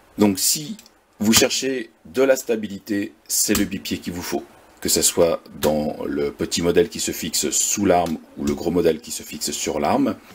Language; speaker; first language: French; native; French